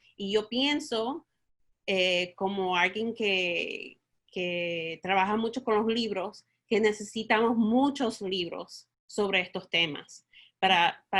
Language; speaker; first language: Spanish; early bilingual, heritage; Spanish